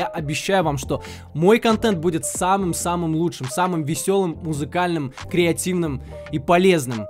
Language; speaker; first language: Russian; native; Russian